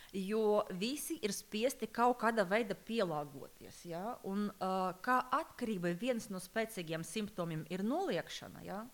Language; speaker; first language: Latvian; non-native, local second language; Russian